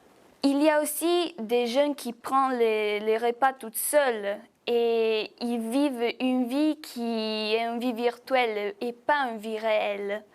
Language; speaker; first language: French; non-native, fluent; Italian